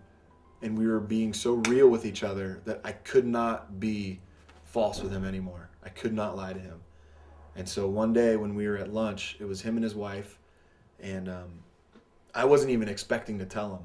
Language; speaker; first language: English; native; English